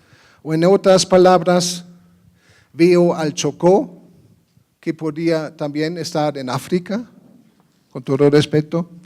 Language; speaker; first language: Spanish; non-native, fluent; German